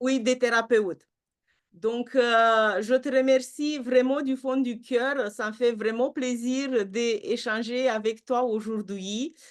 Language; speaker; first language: French; non-native, fluent; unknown